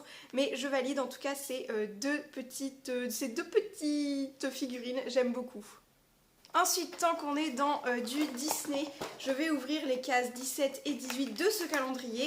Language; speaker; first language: French; native; French